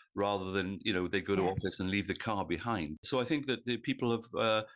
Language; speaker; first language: English; native; English